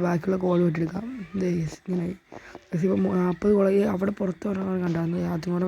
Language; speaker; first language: Malayalam; native; Malayalam